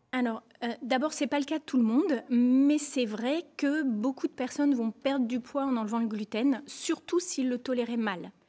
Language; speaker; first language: French; native; French